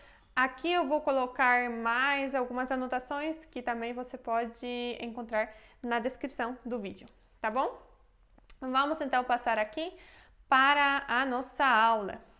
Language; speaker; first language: Portuguese; non-native, fluent; Polish